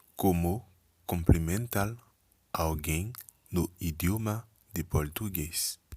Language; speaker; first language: Portuguese; non-native, learner; Haitian Creole